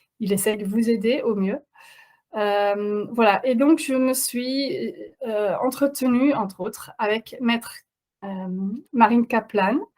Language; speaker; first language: French; non-native, fluent; Dutch